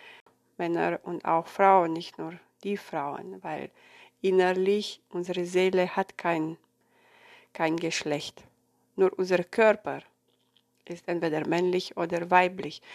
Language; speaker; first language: German; non-native, fluent; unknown